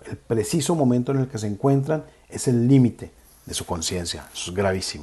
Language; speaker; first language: Spanish; native; Spanish